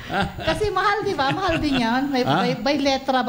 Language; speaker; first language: Filipino; native; Filipino